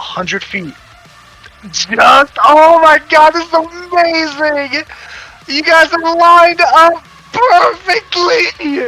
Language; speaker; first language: English; native; English